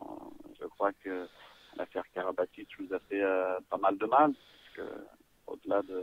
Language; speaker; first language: French; native; French